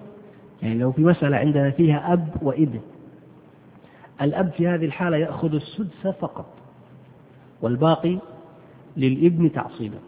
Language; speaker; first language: Arabic; native; Arabic